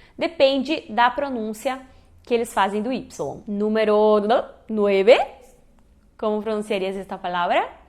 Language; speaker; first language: Portuguese; native; Portuguese